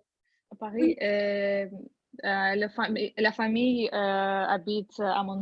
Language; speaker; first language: French; non-native, learner; Russian